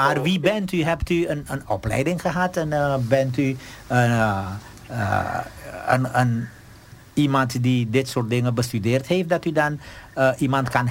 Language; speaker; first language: Dutch; native; Dutch